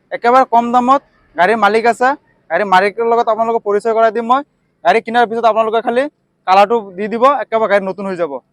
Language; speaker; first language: Assamese; non-native, local second language; Bangla